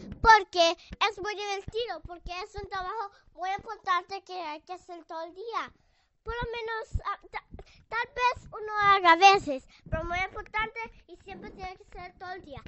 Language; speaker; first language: Spanish; early bilingual, heritage; Spanish